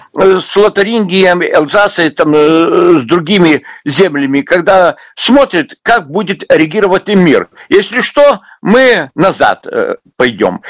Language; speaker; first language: Russian; non-native, local second language; Lithuanian